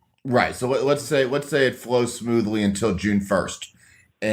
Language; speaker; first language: English; native; English